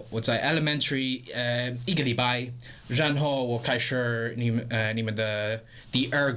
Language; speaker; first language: Chinese; non-native, learner; English